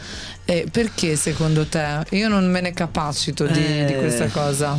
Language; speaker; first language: Italian; native; Italian